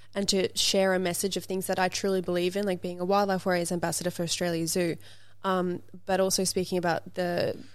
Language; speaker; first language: English; native; English